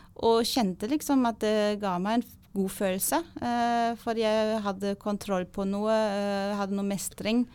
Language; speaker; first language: Norwegian; non-native, fluent; German